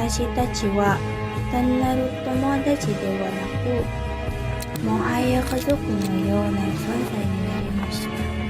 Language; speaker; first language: Japanese; non-native, learner; Indonesian